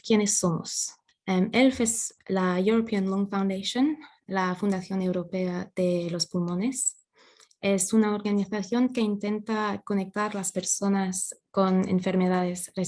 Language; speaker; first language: Spanish; non-native, fluent; English